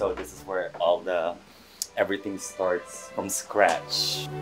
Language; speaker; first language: English; non-native, local second language; Filipino